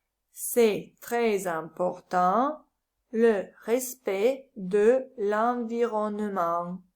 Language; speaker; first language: French; non-native, learner; Italian